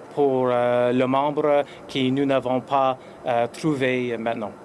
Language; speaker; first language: French; non-native, fluent; English